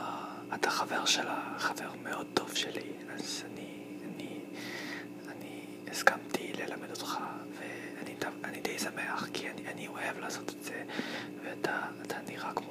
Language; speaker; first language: Hebrew; non-native, fluent; English